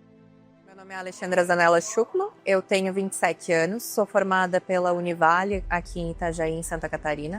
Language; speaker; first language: Portuguese; native; Portuguese